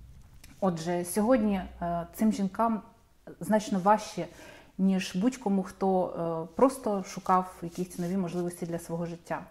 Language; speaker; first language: Ukrainian; native; Ukrainian